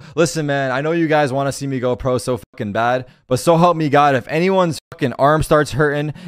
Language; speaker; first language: English; early bilingual, heritage; Turkish